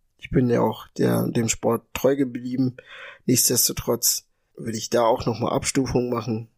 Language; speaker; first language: German; early bilingual, other home language; Ga